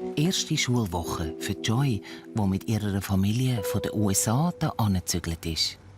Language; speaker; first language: German; native; German